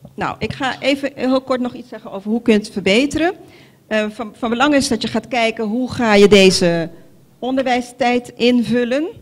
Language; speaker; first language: Dutch; non-native, local second language; Papiamento